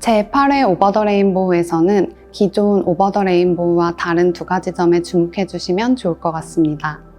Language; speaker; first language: Korean; native; Korean